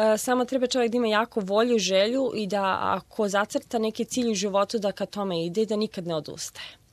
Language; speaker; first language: Serbian; early bilingual, heritage; Serbian